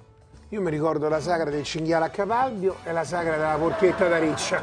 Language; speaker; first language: Italian; native; Italian